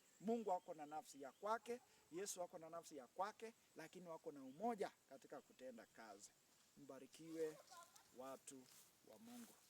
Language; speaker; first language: Swahili; non-native, local second language; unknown